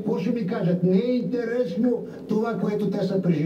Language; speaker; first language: Bulgarian; native; Bulgarian